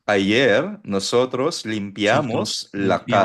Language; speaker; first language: Spanish; non-native, fluent; Filipino